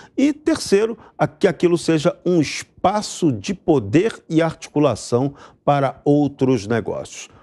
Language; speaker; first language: Portuguese; native; Portuguese